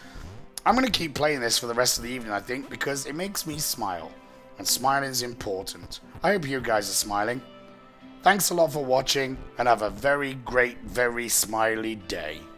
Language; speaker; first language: English; native; English